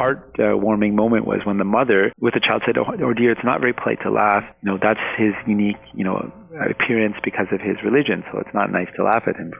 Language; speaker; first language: English; non-native, fluent; Punjabi